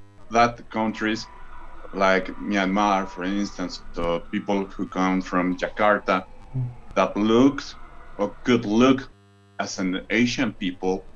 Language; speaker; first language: English; non-native, learner; Spanish